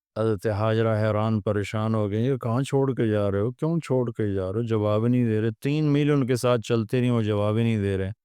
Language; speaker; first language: Urdu; non-native, local second language; Punjabi